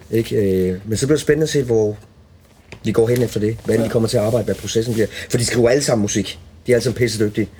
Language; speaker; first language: Danish; early bilingual, other home language; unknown